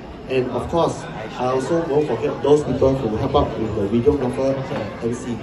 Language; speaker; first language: English; non-native, local second language; Chinese